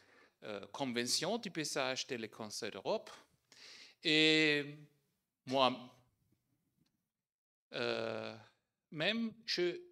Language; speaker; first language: French; non-native, fluent; German